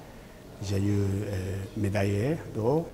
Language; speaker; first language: French; non-native, learner; Japanese